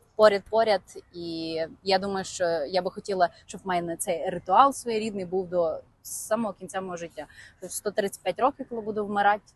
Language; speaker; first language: Ukrainian; native; Ukrainian